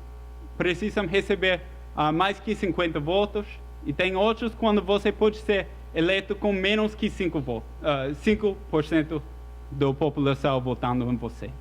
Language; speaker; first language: Portuguese; non-native, fluent; English